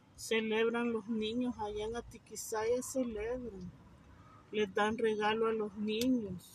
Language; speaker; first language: Spanish; native; Spanish